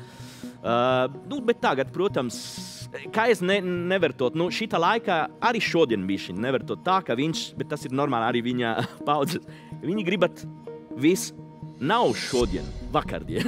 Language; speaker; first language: Latvian; non-native, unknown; Italian